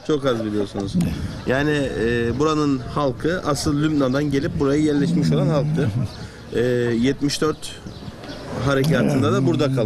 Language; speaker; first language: Turkish; native; Turkish